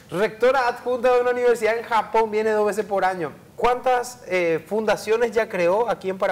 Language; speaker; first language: Spanish; native; Spanish